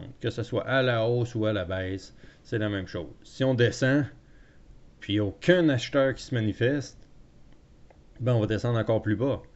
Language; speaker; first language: French; native; French